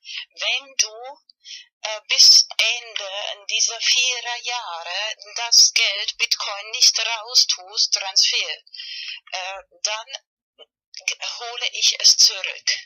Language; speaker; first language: German; non-native, fluent; Spanish